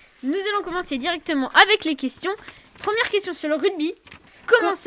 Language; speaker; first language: French; native; French